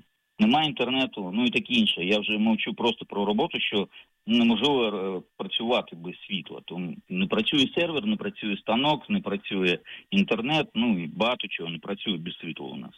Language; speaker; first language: Ukrainian; native; Ukrainian